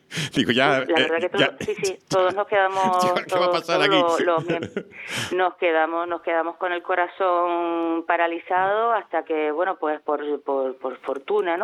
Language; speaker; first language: Spanish; native; Spanish